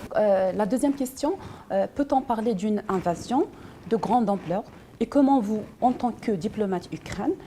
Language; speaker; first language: French; non-native, local second language; Arabic